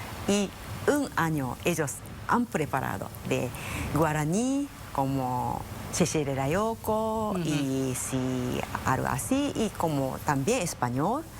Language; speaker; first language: Spanish; non-native, fluent; Japanese